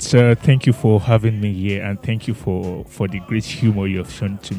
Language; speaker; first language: English; non-native, local second language; Yoruba